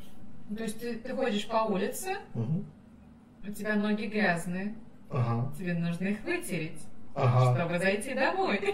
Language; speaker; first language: Russian; native; Russian